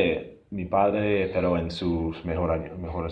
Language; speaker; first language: Spanish; non-native, fluent; English